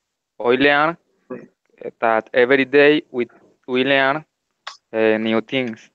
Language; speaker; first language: English; non-native, learner; Spanish